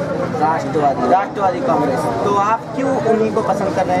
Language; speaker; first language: Hindi; native; Hindi